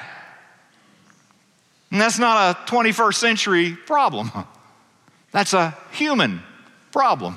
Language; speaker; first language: English; native; English